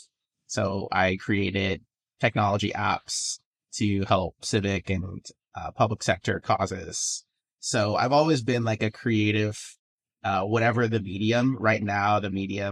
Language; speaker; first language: English; native; English